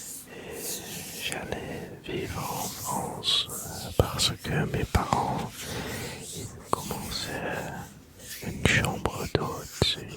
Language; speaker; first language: French; early bilingual, other home language; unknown